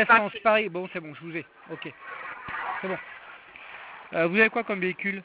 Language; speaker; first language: French; native; French